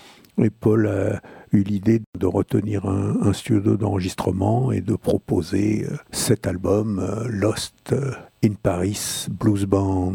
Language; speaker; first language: French; native; French